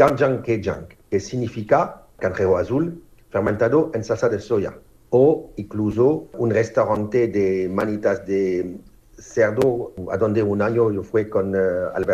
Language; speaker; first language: Spanish; non-native, fluent; French